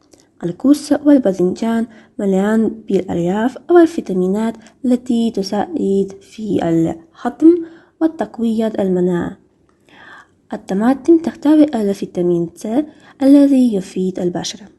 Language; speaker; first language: Arabic; non-native, learner; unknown